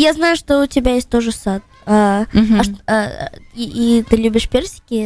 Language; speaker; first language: Russian; early bilingual, heritage; Russian